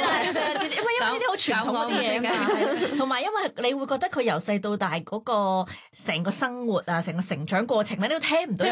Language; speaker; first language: Cantonese; native; Cantonese